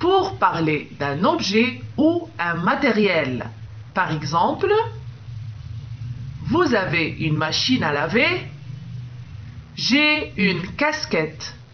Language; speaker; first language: French; non-native, local second language; Arabic